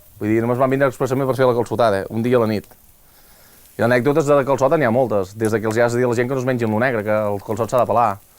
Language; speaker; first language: Catalan; native; Catalan